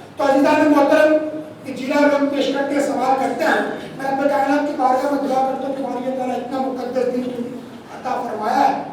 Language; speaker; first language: Urdu; non-native, local second language; Gujarati